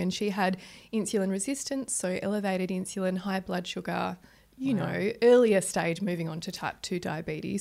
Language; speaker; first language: English; native; English